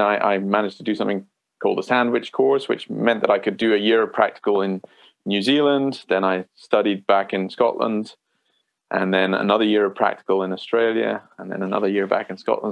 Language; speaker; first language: English; native; English